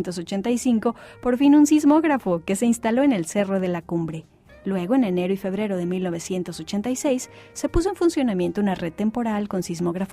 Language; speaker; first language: Spanish; native; Spanish